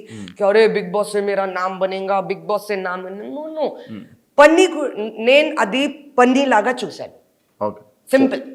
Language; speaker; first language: Telugu; non-native, local second language; Hindi